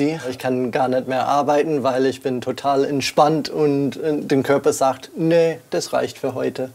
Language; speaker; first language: German; non-native, fluent; English